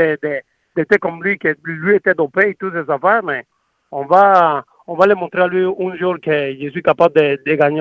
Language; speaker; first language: French; non-native, learner; Spanish